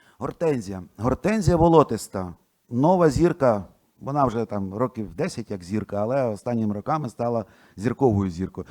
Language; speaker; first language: Ukrainian; non-native, local second language; Russian